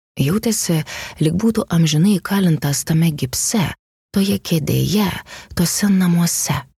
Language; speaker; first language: Lithuanian; native; Lithuanian